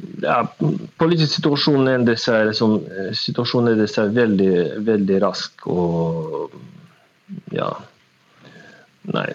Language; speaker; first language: Norwegian; non-native, learner; Russian